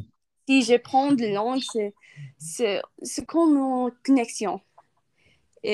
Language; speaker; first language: French; non-native, learner; English